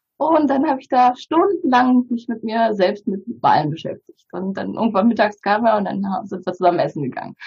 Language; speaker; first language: German; early bilingual, other home language; Bulgarian